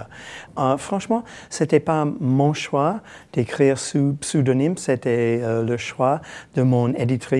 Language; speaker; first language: French; non-native, fluent; English